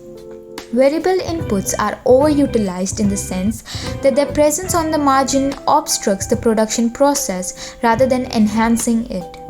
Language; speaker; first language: English; non-native, local second language; Gujarati